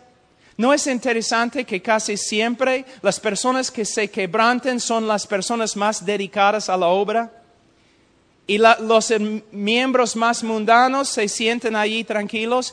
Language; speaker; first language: Spanish; non-native, fluent; English